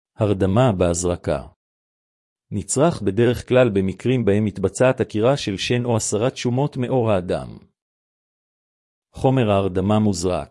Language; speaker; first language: Hebrew; native; Hebrew